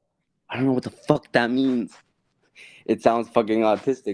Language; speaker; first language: English; native; English